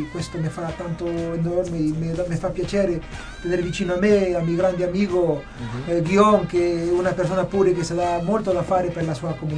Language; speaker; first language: Italian; non-native, fluent; Spanish